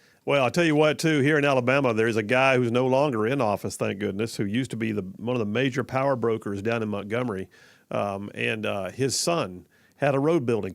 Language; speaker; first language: English; native; English